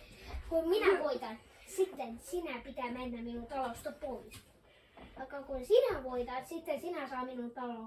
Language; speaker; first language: Finnish; non-native, learner; Estonian